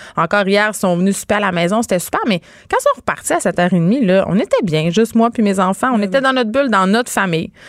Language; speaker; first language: French; native; French